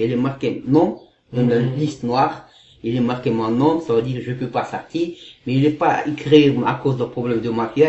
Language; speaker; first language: French; non-native, learner; Kazakh